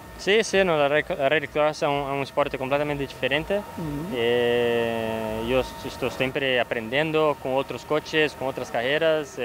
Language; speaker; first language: Spanish; non-native, learner; Portuguese